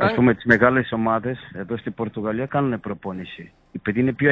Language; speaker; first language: Greek; non-native, fluent; Portuguese